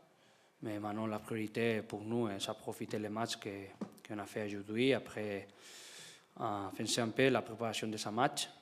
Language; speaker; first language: French; non-native, learner; Spanish